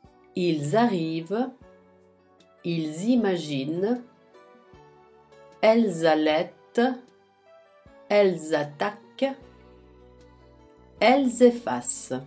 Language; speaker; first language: French; non-native, fluent; Italian